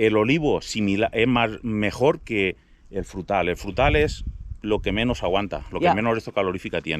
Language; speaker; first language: Spanish; native; Spanish